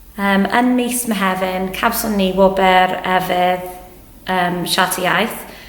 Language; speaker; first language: Welsh; non-native, local second language; English